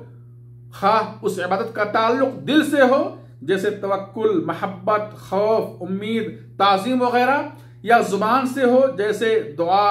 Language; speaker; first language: Urdu; native; Urdu